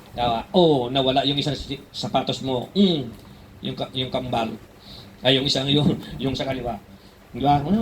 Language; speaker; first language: Filipino; native; Filipino